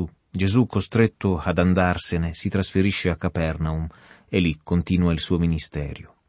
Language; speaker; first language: Italian; native; Italian